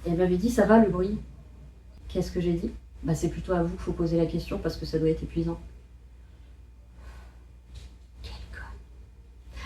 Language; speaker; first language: French; native; French